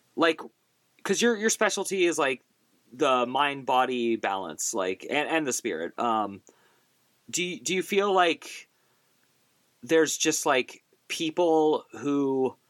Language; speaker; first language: English; native; English